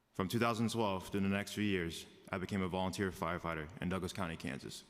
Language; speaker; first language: English; native; English